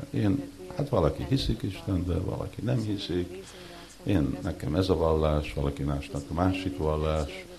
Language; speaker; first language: Hungarian; early bilingual, heritage; Hungarian